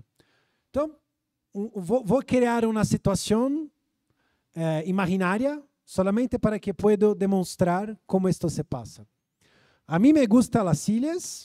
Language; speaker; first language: Spanish; non-native, fluent; Portuguese